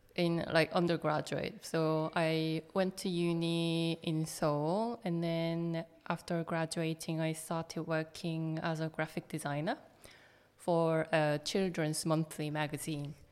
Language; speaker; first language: English; non-native, fluent; Korean